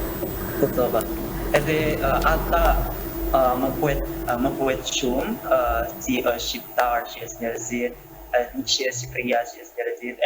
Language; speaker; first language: Albanian; non-native, learner; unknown